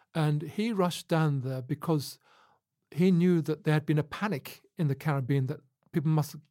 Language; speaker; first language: English; native; English